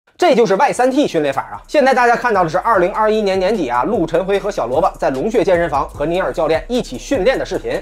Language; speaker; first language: Chinese; native; Chinese